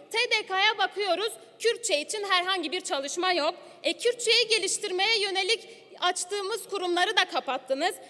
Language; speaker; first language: Turkish; non-native, local second language; Kurdish